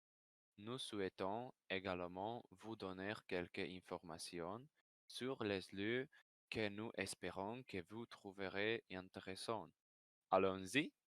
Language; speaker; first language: French; non-native, learner; Slovak